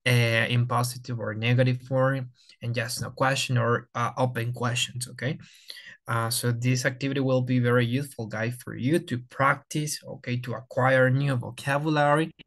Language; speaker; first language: English; non-native, fluent; Spanish